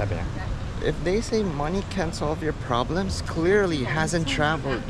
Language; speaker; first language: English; non-native, local second language; Filipino